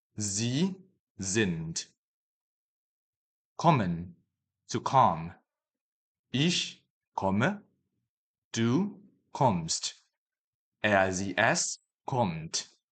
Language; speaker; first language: German; non-native, fluent; Chinese